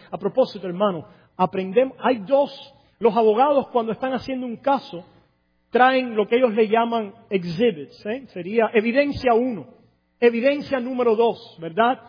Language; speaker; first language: Spanish; native; Spanish